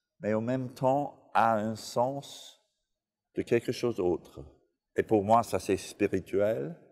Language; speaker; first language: French; non-native, fluent; English